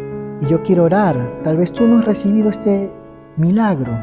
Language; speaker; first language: Spanish; native; Spanish